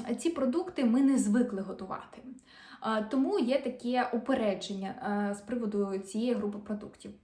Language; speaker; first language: Ukrainian; non-native, local second language; Russian